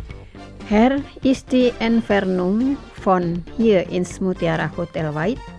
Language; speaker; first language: German; non-native, fluent; Indonesian